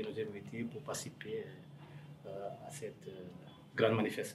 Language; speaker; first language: French; non-native, local second language; Fula